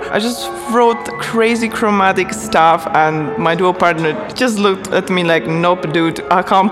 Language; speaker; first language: English; non-native, fluent; Italian